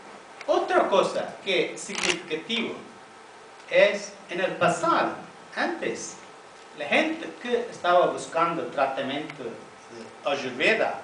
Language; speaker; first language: Spanish; non-native, fluent; Tamil